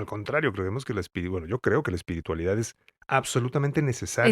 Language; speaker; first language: Spanish; native; Spanish